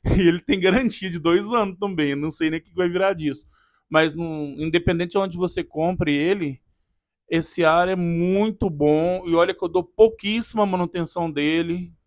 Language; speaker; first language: Portuguese; native; Portuguese